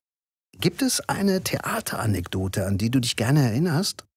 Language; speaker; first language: German; native; German